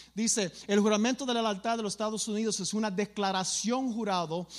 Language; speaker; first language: Spanish; early bilingual, other home language; English